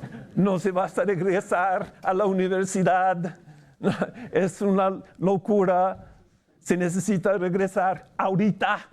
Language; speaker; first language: Spanish; non-native, fluent; English